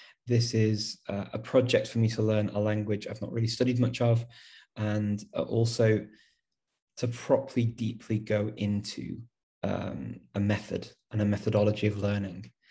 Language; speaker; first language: English; native; English